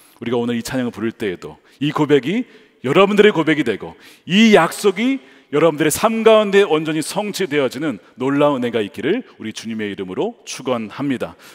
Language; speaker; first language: Korean; native; Korean